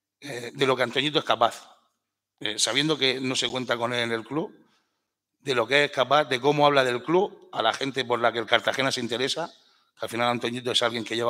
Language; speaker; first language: Spanish; native; Spanish